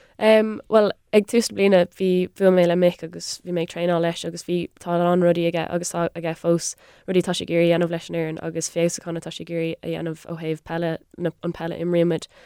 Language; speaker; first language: Irish; non-native, local second language; English